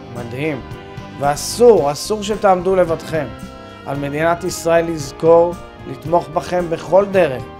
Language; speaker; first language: Hebrew; native; Hebrew